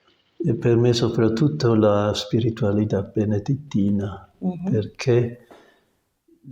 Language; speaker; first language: Italian; non-native, local second language; German